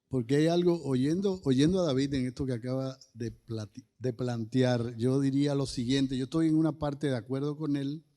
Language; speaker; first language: Spanish; native; Spanish